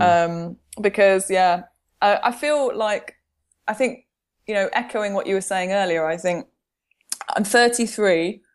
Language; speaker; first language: English; native; English